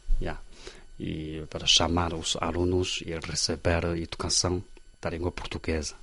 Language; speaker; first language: Portuguese; non-native, learner; Chinese